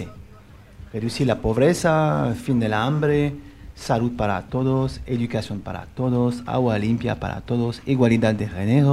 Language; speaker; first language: Spanish; non-native, learner; French